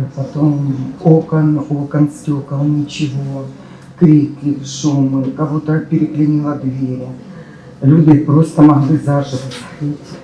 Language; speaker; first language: Ukrainian; native; Ukrainian